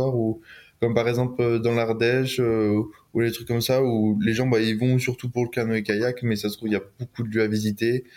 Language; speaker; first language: French; native; French